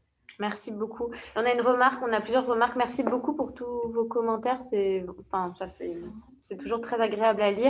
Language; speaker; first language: French; native; French